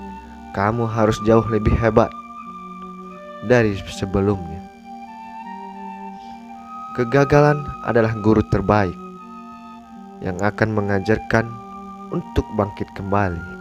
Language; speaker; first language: Indonesian; native; Indonesian